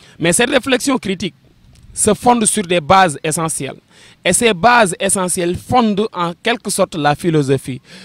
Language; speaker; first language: French; non-native, local second language; Wolof